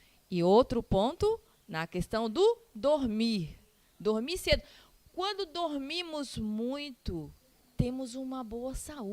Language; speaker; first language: Portuguese; non-native, learner; Spanish